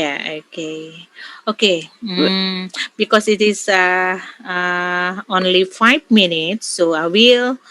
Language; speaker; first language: English; non-native, learner; Indonesian